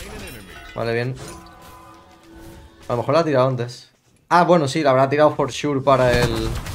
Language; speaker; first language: Spanish; native; Spanish